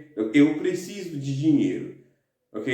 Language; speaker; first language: Portuguese; non-native, fluent; Haitian Creole